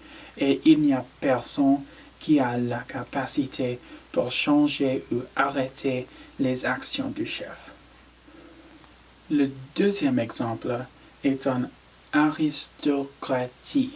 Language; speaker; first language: French; non-native, learner; English